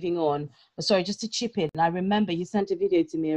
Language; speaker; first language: English; non-native, local second language; Yoruba